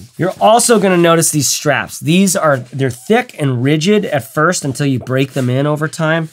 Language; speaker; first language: English; native; English